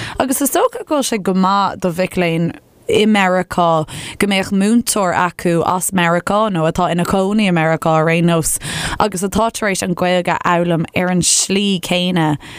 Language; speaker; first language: Irish; non-native, local second language; English